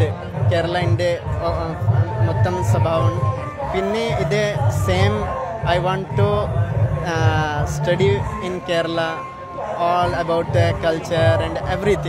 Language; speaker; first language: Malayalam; non-native, local second language; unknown